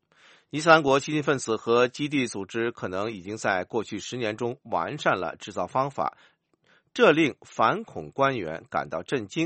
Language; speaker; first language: Chinese; native; Chinese